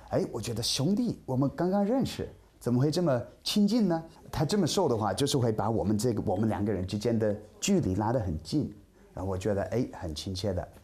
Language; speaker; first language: Chinese; non-native, fluent; English